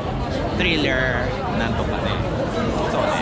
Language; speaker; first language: Japanese; non-native, fluent; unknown